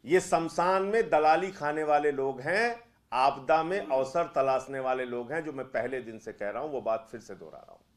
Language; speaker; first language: Hindi; native; Hindi